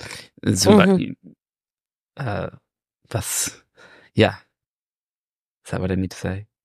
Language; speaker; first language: German; non-native, learner; English